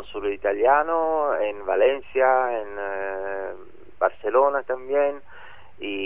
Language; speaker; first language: Spanish; non-native, learner; Italian